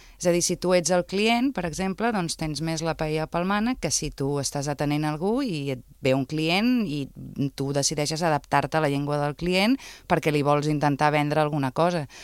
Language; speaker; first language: Catalan; native; Catalan